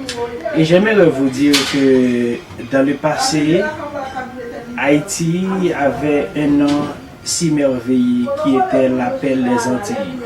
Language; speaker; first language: French; non-native, local second language; Haitian Creole